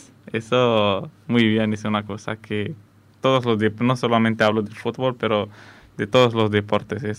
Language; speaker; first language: Spanish; non-native, fluent; Arabic